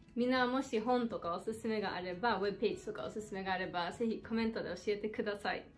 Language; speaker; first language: Japanese; non-native, fluent; Swedish